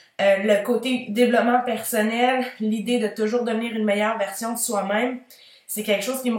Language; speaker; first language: French; native; French